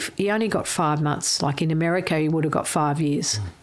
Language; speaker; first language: English; native; English